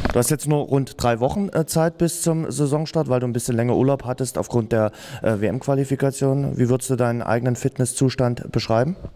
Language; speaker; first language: German; native; German